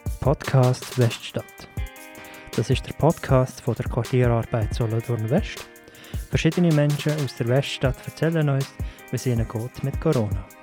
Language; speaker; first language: German; native; German